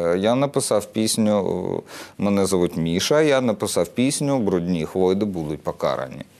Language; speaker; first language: Ukrainian; non-native, local second language; Russian